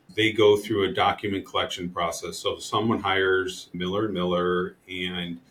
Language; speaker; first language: English; native; English